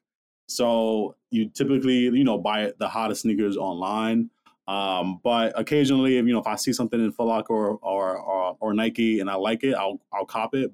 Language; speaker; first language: English; native; English